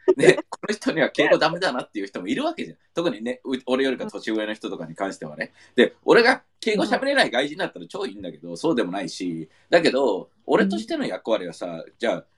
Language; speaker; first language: Japanese; non-native, fluent; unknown